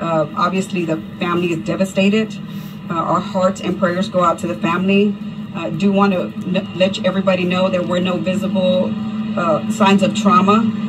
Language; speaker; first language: English; early bilingual, other home language; Spanish